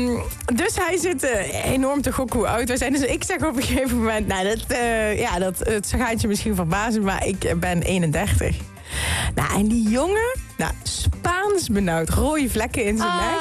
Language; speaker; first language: Dutch; native; Dutch